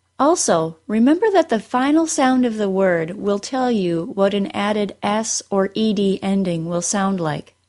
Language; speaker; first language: English; native; English